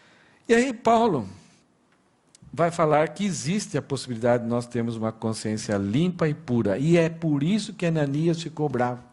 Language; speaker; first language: Portuguese; native; Portuguese